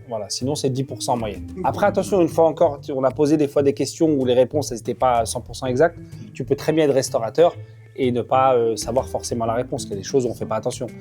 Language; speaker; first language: French; native; French